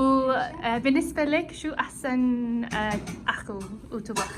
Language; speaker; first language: Arabic; non-native, learner; English